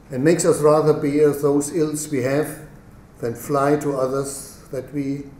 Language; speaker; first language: English; non-native, fluent; German